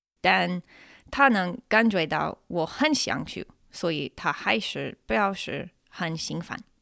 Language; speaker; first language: Chinese; non-native, fluent; English